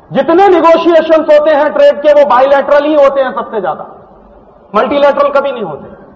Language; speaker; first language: Hindi; native; Hindi